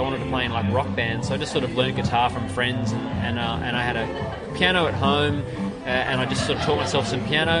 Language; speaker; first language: English; native; English